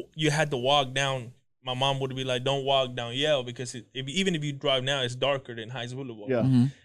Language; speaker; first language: English; early bilingual, other home language; Spanish